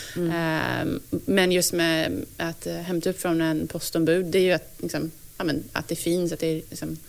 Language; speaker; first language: Swedish; non-native, fluent; English